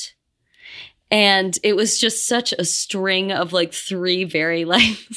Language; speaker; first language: English; native; English